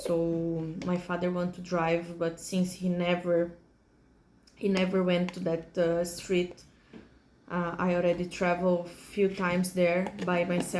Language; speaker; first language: English; non-native, learner; Portuguese